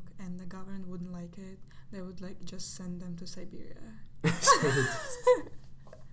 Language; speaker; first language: English; non-native, fluent; Russian